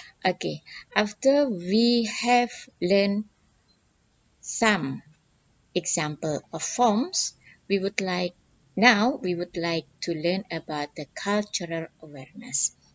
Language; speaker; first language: English; non-native, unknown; Indonesian